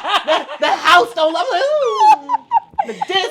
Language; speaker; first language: English; native; English